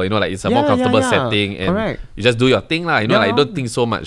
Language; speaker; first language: English; native; English